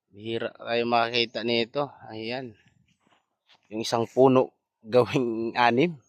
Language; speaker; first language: Filipino; non-native, local second language; Cebuano